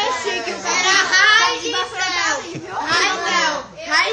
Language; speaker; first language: Portuguese; native; Portuguese